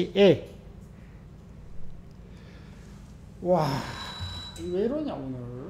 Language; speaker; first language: Korean; native; Korean